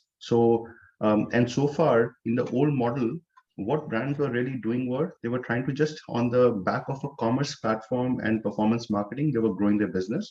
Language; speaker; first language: English; non-native, local second language; Hindi